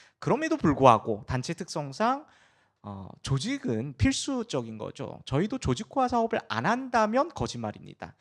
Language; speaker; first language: Korean; early bilingual, heritage; Korean